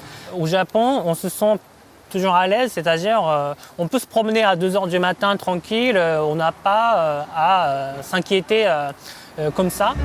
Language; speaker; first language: French; non-native, fluent; Japanese